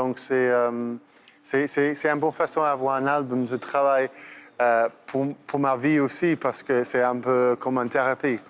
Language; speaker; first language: French; non-native, fluent; English